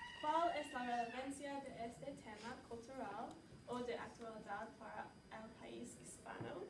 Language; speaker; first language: Spanish; non-native, learner; English